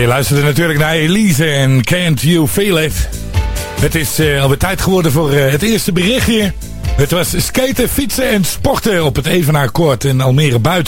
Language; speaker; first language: Dutch; native; Dutch